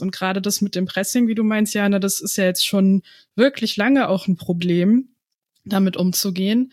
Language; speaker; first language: German; native; German